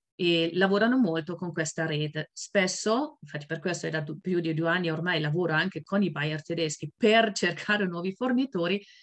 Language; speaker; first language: Italian; non-native, fluent; German